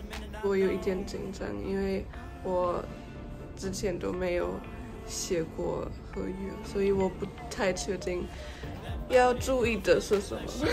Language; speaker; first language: Chinese; early bilingual, heritage; German